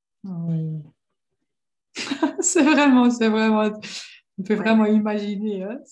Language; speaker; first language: French; non-native, fluent; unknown